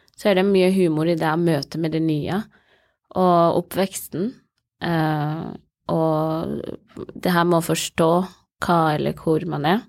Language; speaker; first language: Norwegian; early bilingual, other home language; Somali